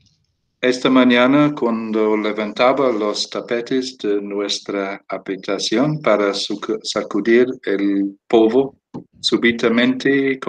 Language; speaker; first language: Spanish; non-native, fluent; English